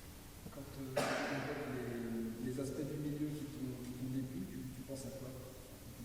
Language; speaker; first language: French; native; French